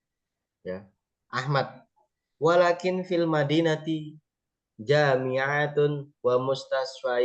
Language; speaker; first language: Arabic; non-native, fluent; Indonesian